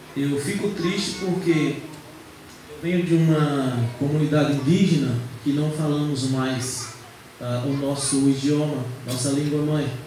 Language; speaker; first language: Portuguese; native; Portuguese